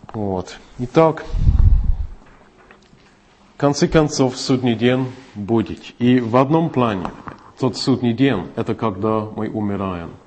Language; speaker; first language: Russian; non-native, fluent; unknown